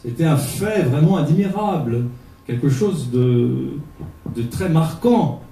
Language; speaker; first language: French; non-native, fluent; Portuguese